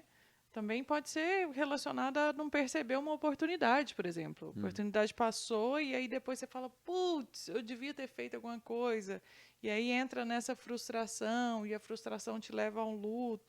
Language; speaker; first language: Portuguese; native; Portuguese